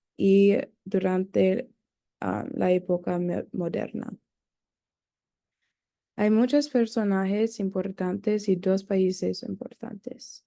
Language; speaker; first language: Spanish; non-native, learner; English